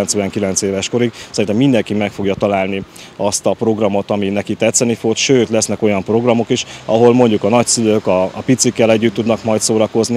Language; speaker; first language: Hungarian; native; Hungarian